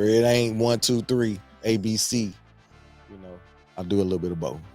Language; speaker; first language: English; native; English